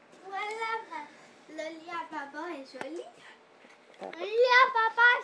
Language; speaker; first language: French; native; French